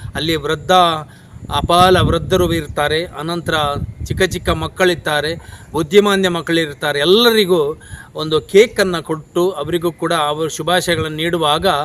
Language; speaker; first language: Kannada; native; Kannada